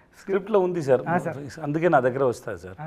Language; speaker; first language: Telugu; non-native, learner; Tamil